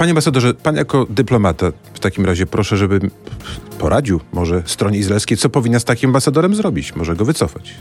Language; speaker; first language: Polish; native; Polish